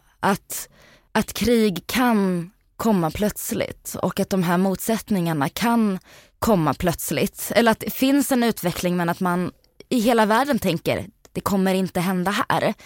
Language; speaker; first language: Swedish; early bilingual, other home language; Bosnian